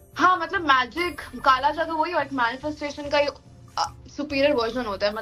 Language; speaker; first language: Hindi; non-native, local second language; Bangla